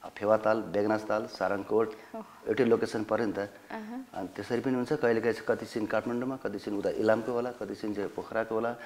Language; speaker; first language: Nepali; native; Nepali